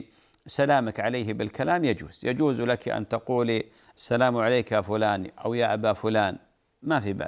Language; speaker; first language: Arabic; native; Arabic